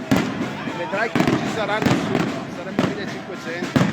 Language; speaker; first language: Italian; native; Italian